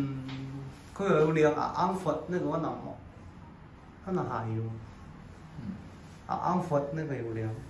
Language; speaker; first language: Chinese; native; Chinese